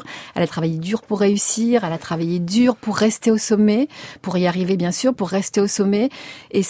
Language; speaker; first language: French; native; French